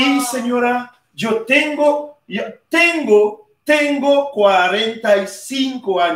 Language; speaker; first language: Spanish; non-native, fluent; Haitian Creole